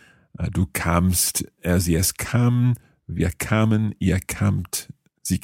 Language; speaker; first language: German; non-native, learner; English